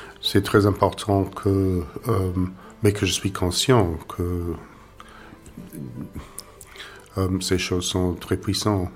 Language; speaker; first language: French; non-native, fluent; English